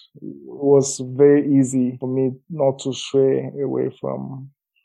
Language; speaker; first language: English; non-native, local second language; Igbo